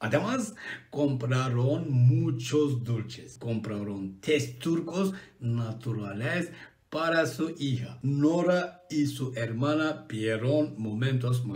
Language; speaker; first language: Spanish; non-native, learner; Turkish